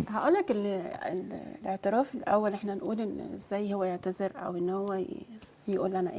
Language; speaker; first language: Arabic; native; Arabic